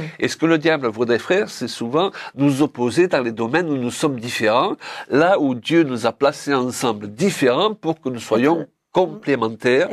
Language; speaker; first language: French; native; French